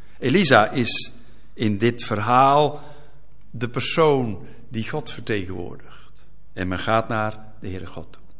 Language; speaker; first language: Dutch; native; Dutch